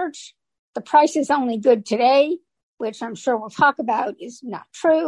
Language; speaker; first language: English; native; English